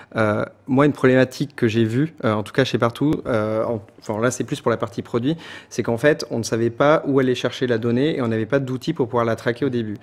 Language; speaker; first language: French; native; French